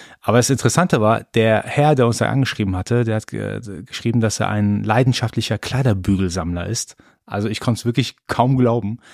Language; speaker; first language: German; early bilingual, other home language; Persian